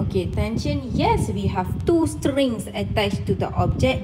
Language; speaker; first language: English; non-native, local second language; Malay